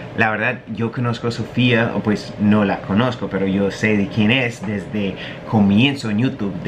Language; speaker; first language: Spanish; non-native, fluent; English